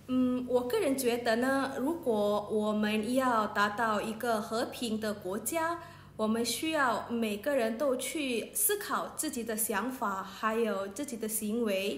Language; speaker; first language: Chinese; non-native, learner; Malay